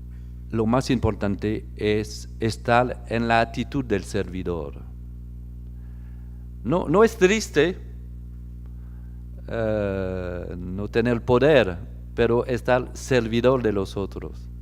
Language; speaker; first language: Spanish; non-native, fluent; French